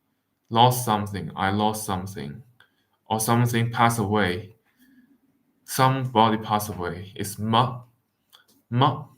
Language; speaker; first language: English; non-native, fluent; Wu Chinese